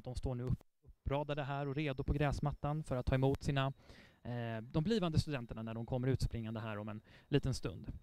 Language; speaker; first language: Swedish; native; Swedish